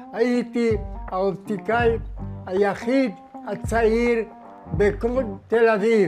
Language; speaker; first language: Hebrew; non-native, fluent; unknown